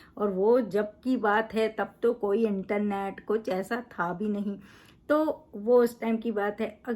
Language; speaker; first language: Urdu; native; Urdu